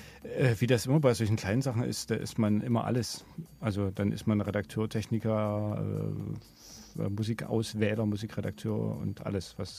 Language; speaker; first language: German; native; German